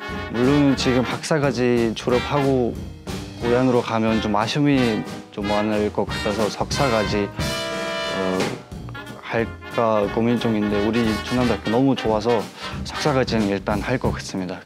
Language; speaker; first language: Korean; non-native, fluent; Mongolian